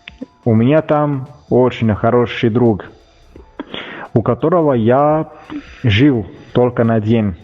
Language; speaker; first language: Russian; non-native, fluent; Italian